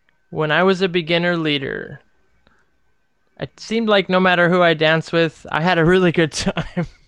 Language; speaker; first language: English; native; English